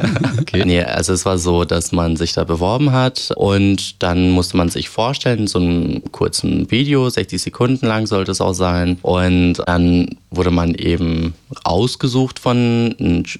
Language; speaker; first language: German; early bilingual, other home language; Albanian